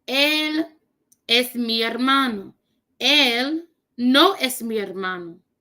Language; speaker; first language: Spanish; non-native, learner; English